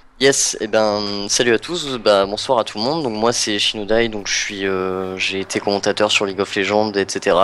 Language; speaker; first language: French; native; French